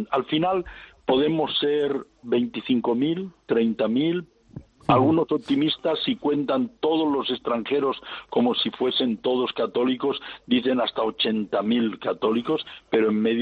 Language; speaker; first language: Spanish; native; Spanish